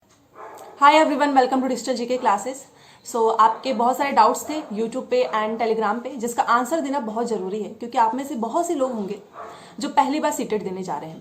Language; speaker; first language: Hindi; native; Hindi